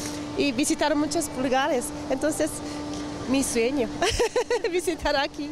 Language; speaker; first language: Spanish; non-native, learner; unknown